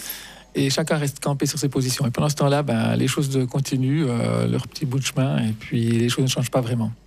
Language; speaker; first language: French; native; French